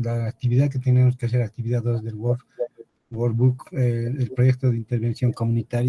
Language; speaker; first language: Spanish; native; Spanish